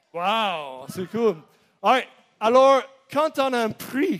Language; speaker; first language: French; non-native, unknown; English